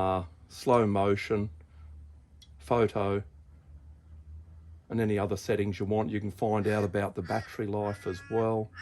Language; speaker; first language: English; native; English